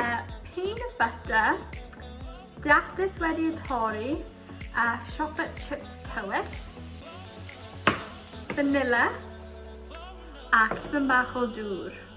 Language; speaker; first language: Welsh; non-native, local second language; English